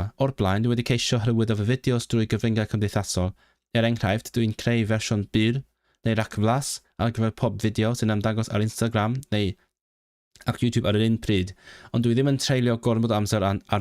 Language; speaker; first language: Welsh; non-native, learner; Cantonese